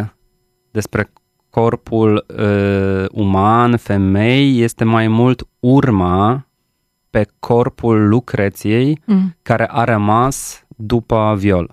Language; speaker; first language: Romanian; non-native, fluent; Polish